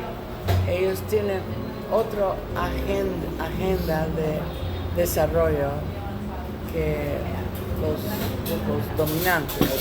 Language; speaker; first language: Spanish; non-native, learner; English